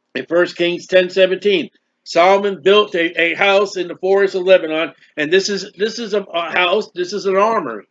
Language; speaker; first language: English; native; English